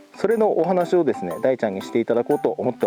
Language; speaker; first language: Japanese; native; Japanese